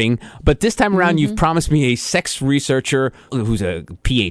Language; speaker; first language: English; native; English